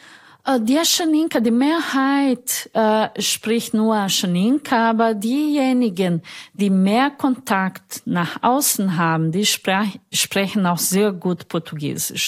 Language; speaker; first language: German; non-native, fluent; Portuguese